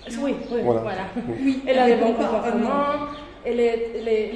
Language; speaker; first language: French; non-native, fluent; Spanish